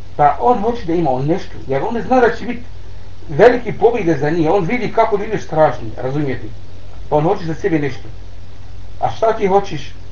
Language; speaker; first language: Bosnian; non-native, learner; Arabic